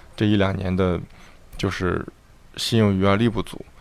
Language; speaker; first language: Chinese; native; Chinese